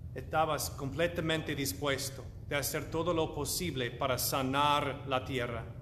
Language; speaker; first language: Spanish; non-native, learner; English